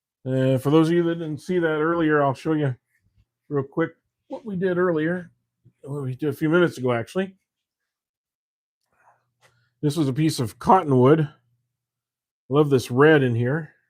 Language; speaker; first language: English; native; English